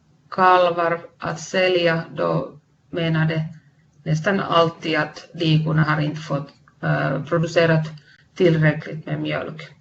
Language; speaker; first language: Swedish; non-native, fluent; Finnish